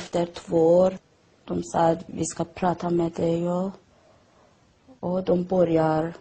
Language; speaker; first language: Swedish; non-native, learner; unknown